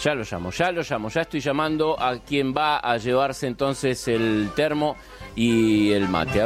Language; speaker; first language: Spanish; native; Spanish